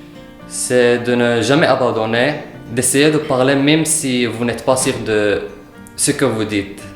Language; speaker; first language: French; early bilingual, other home language; Arabic